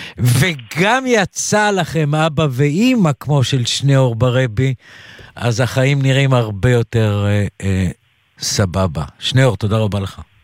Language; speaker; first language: Hebrew; native; Hebrew